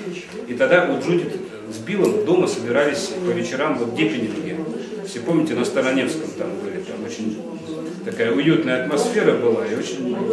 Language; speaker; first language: Russian; native; Russian